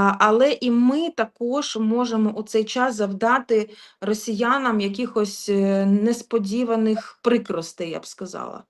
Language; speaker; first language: Ukrainian; native; Ukrainian